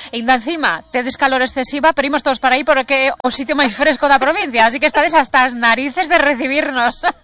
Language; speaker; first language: Galician; native; Galician